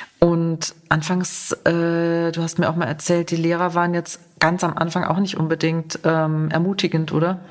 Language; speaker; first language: German; native; German